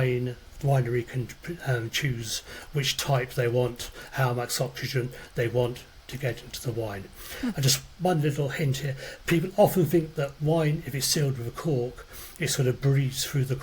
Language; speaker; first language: English; native; English